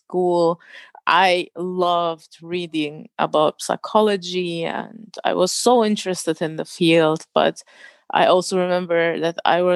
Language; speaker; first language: English; non-native, fluent; German